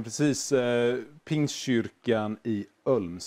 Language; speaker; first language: Swedish; native; Swedish